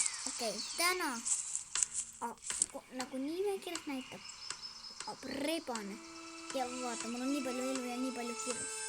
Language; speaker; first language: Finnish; non-native, learner; Estonian